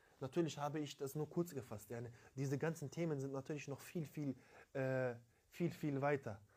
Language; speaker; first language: German; early bilingual, other home language; Turkish